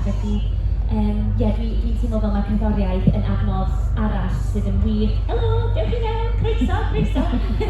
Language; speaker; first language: Welsh; non-native, local second language; English